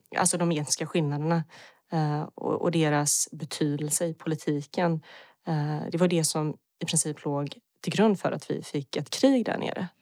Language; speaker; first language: Swedish; early bilingual, other home language; Bosnian